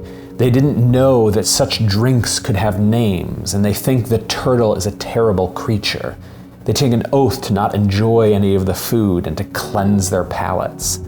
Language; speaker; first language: English; native; English